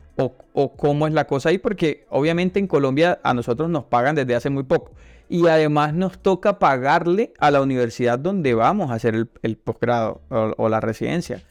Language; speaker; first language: Spanish; native; Spanish